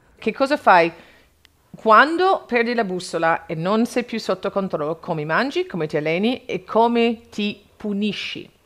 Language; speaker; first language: Italian; non-native, fluent; English